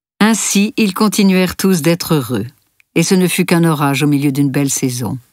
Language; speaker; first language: French; native; French